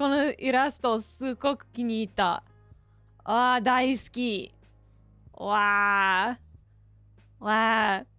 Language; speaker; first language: Japanese; non-native, learner; English